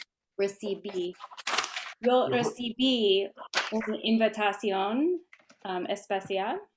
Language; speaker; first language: Spanish; non-native, learner; English